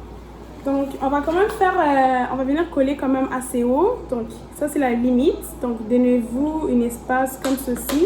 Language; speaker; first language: French; native; French